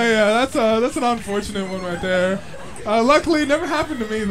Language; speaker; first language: English; native; English